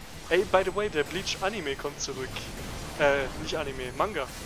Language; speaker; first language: German; native; German